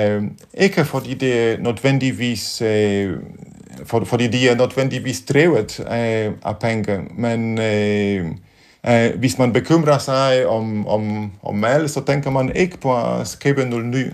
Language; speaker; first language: Danish; non-native, fluent; Polish